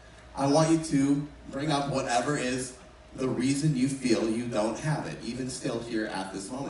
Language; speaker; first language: English; native; English